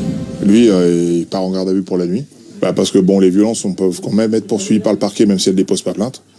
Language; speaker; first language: French; native; French